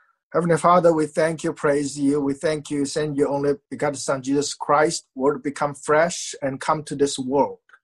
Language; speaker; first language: English; non-native, fluent; Chinese